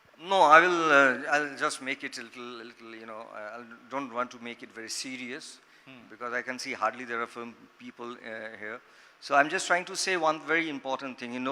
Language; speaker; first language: English; non-native, local second language; Bangla